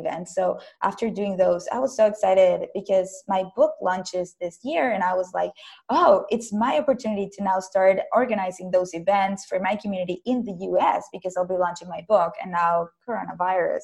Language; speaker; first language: English; non-native, fluent; Spanish